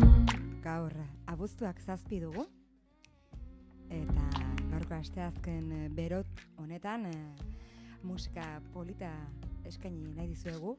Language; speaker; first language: Basque; native; Basque